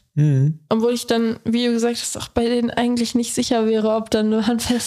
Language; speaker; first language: German; native; German